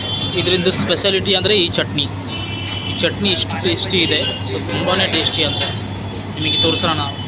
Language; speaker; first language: Kannada; early bilingual, heritage; Kannada